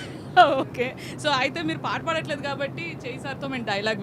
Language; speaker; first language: Telugu; native; Telugu